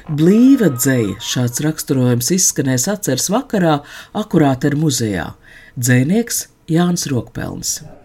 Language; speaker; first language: Latvian; native; Latvian